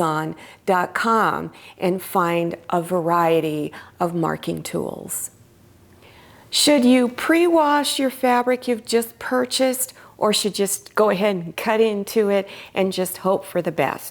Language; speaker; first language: English; native; English